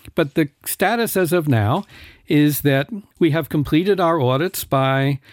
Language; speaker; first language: English; native; English